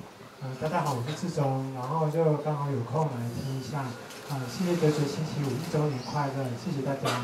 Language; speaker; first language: Chinese; native; Chinese